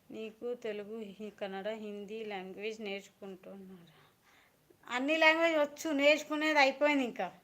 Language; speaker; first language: Telugu; non-native, local second language; Kannada